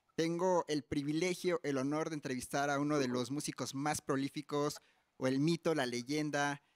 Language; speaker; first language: Spanish; native; Spanish